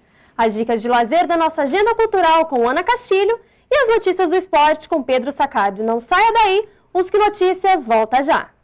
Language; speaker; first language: Portuguese; native; Portuguese